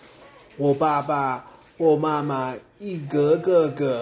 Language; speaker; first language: Chinese; non-native, learner; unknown